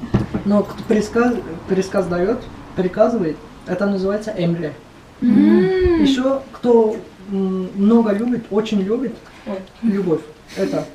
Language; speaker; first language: Russian; non-native, learner; Turkish